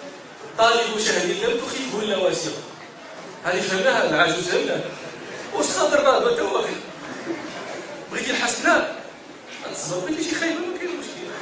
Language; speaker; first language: Arabic; native; Arabic